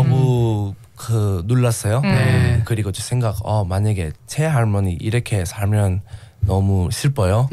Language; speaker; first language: Korean; non-native, learner; English